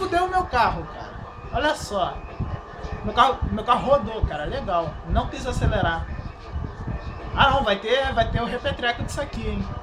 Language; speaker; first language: Portuguese; native; Portuguese